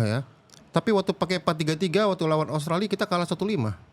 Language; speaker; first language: Indonesian; native; Indonesian